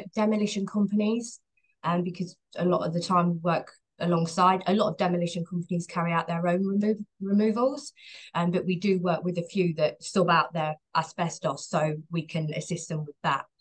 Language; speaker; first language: English; native; English